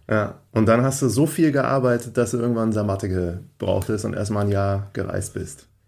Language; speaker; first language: German; native; German